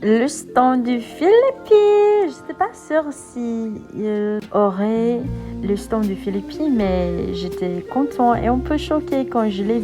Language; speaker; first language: French; non-native, fluent; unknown